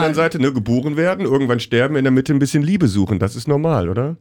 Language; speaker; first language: German; native; German